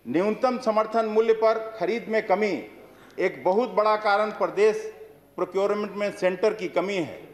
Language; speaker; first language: Hindi; native; Hindi